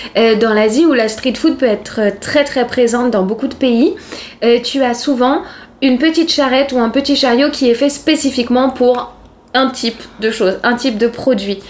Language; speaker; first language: French; native; French